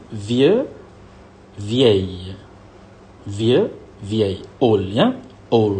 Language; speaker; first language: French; non-native, fluent; Malay